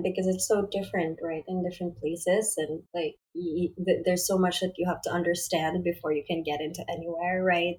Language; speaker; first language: English; non-native, local second language; Filipino